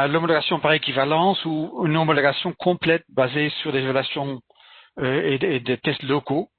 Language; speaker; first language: French; non-native, fluent; Dutch